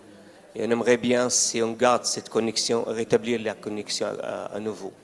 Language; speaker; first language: French; non-native, fluent; Arabic